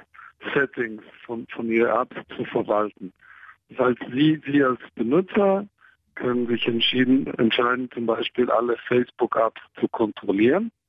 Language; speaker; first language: German; non-native, fluent; Hebrew